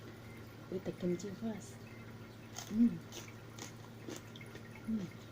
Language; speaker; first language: English; non-native, learner; Indonesian